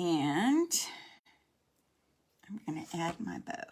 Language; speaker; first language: English; native; English